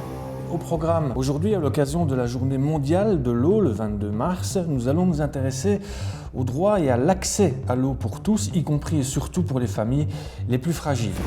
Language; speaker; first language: French; native; French